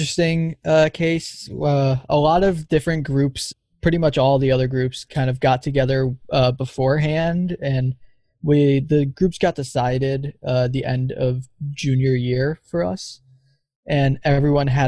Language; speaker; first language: English; native; English